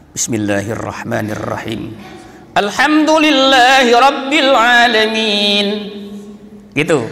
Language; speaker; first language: Malay; native; Malay